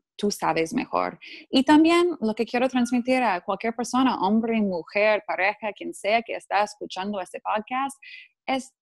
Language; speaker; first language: Spanish; non-native, fluent; English